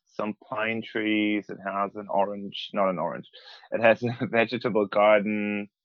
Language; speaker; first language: English; non-native, fluent; German